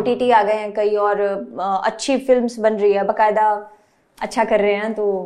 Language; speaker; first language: Hindi; native; Hindi